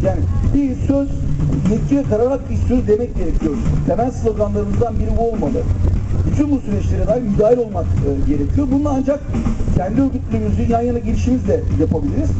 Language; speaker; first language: Turkish; native; Turkish